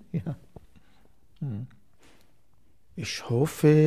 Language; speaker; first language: German; non-native, learner; Arabic